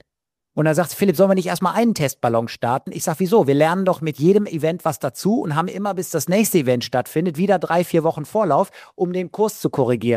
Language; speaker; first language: German; native; German